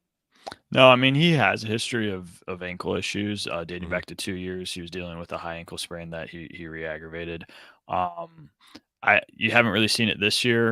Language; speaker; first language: English; native; English